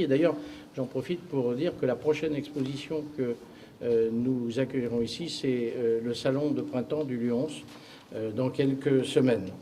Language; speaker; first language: French; native; French